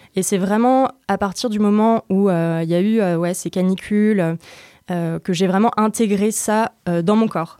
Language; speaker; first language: French; native; French